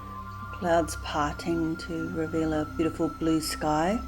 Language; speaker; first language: English; native; English